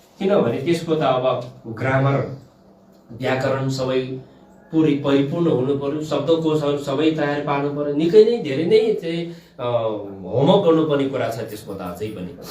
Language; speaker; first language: Nepali; non-native, local second language; Gurung